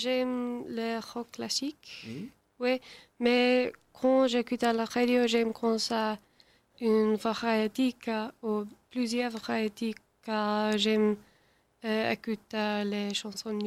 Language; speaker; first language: French; non-native, learner; English